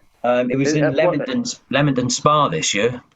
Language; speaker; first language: English; native; English